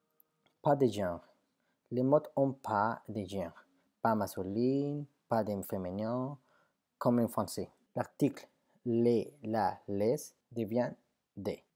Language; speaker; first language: French; non-native, fluent; Spanish